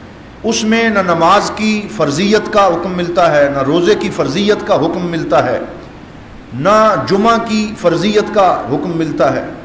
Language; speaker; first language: Urdu; native; Urdu